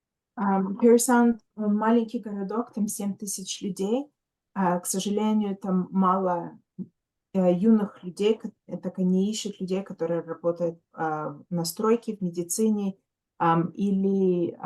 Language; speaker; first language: Russian; early bilingual, heritage; Russian